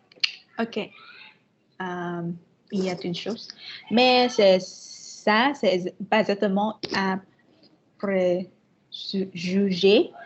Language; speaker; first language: French; non-native, fluent; Vietnamese